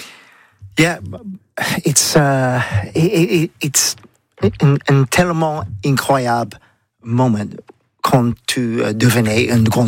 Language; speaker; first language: French; non-native, learner; English